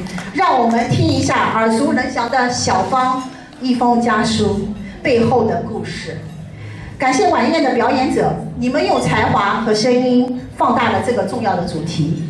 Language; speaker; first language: Chinese; native; Chinese